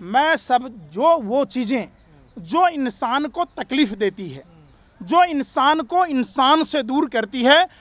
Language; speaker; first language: Hindi; native; Hindi